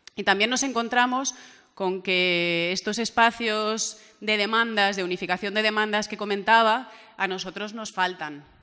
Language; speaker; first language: Spanish; native; Spanish